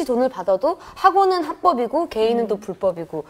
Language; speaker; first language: Korean; native; Korean